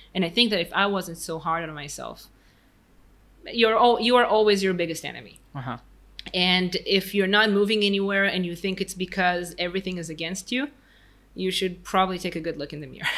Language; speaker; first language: English; non-native, fluent; Hebrew